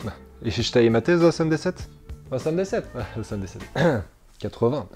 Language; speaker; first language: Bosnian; non-native, learner; French